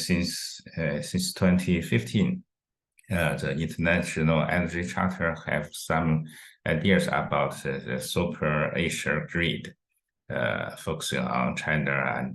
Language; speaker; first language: English; non-native, fluent; Chinese